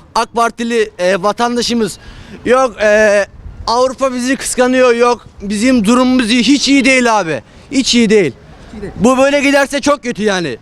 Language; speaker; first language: Turkish; native; Turkish